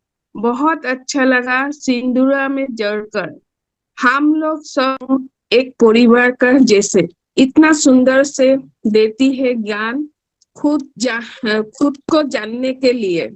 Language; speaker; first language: Hindi; non-native, local second language; Assamese